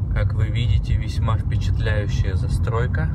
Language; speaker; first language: Russian; native; Russian